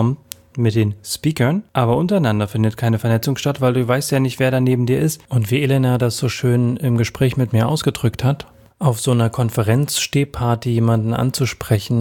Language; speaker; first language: German; native; German